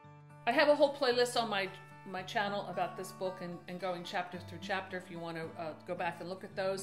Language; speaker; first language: English; native; English